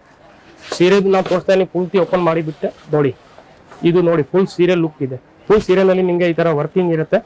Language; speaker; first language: Kannada; non-native, fluent; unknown